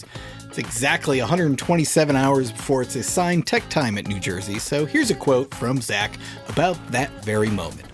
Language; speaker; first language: English; native; English